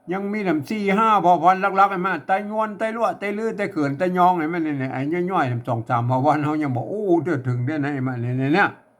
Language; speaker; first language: Thai; native; Thai